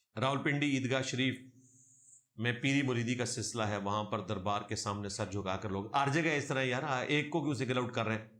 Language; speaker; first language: Urdu; non-native, local second language; Punjabi